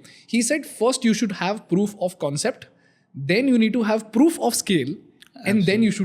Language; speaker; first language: English; non-native, local second language; Hindi